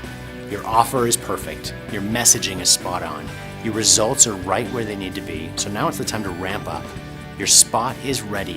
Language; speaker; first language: English; native; English